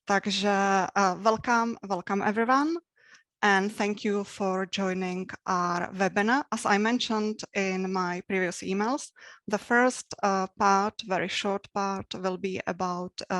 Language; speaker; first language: English; non-native, fluent; Czech